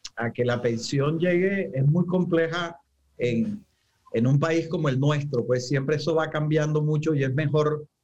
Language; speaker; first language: Spanish; native; Spanish